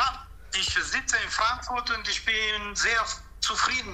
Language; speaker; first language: German; non-native, fluent; Italian